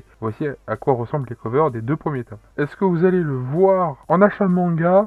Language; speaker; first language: French; native; French